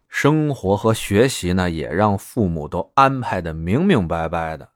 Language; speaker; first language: Chinese; native; Chinese